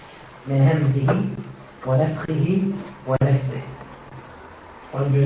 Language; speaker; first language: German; non-native, fluent; Arabic